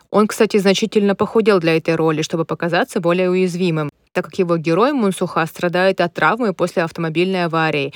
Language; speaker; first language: Russian; native; Russian